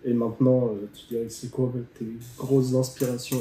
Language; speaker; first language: French; native; French